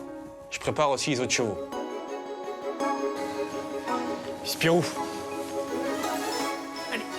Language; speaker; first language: French; native; French